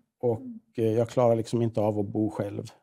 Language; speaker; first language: Swedish; native; Swedish